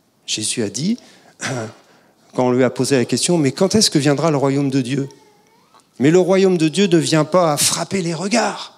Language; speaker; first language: French; native; French